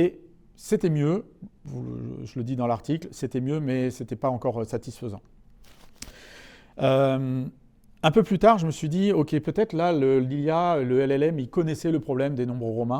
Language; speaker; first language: French; native; French